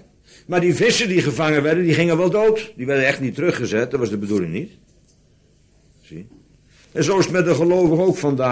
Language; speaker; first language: Dutch; native; Dutch